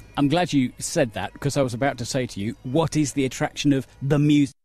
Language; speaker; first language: English; native; English